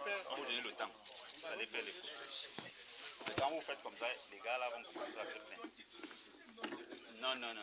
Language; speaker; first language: French; native; French